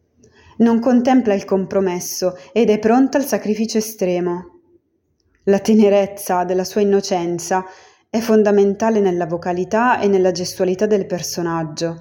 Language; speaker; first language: Italian; native; Italian